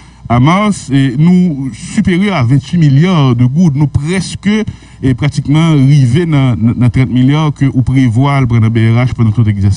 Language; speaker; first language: French; non-native, local second language; Haitian Creole